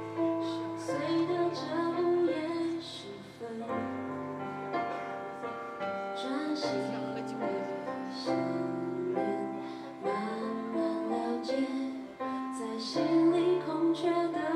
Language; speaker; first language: Chinese; native; Chinese